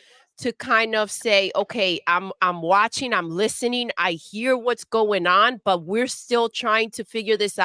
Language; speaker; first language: English; native; English